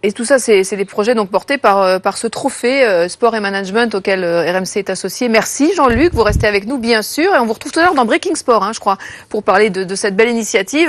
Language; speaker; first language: French; native; French